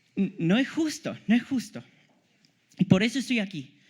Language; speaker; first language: Spanish; early bilingual, heritage; Spanish